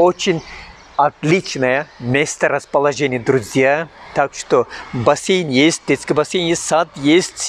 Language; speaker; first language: Russian; non-native, learner; Turkish